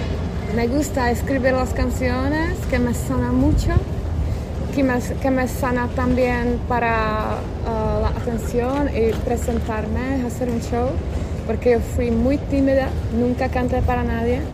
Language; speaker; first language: Spanish; non-native, learner; Czech